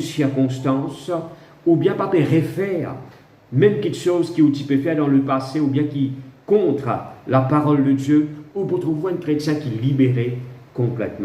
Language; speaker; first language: French; non-native, local second language; Morisyen